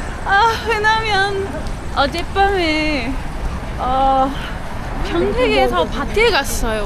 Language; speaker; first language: Korean; non-native, learner; English